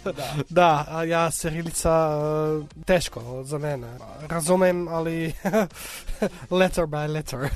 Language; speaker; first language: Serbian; non-native, learner; Dutch